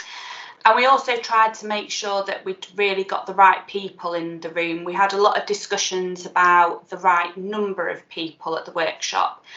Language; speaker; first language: English; native; English